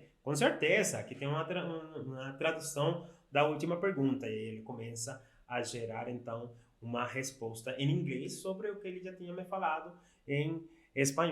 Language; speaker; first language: Portuguese; non-native, fluent; Spanish